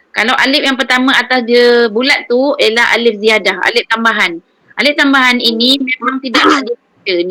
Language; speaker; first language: Malay; native; Malay